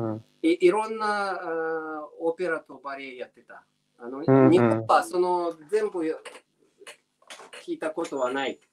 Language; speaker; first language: Japanese; non-native, learner; Russian